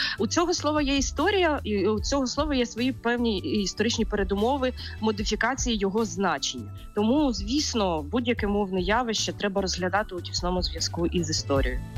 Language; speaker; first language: Ukrainian; native; Ukrainian